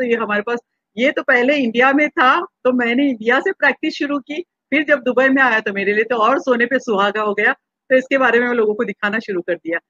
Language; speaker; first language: Hindi; non-native, local second language; Marathi